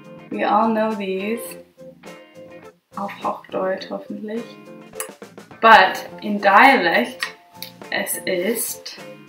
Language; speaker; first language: German; non-native, learner; English